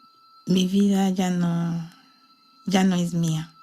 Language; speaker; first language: Spanish; non-native, learner; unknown